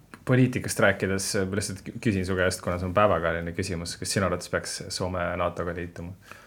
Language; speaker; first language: Estonian; native; Estonian